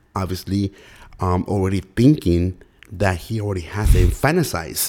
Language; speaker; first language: English; early bilingual, other home language; Spanish